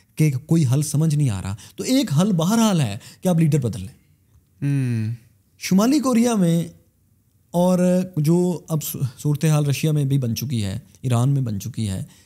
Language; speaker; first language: Urdu; native; Urdu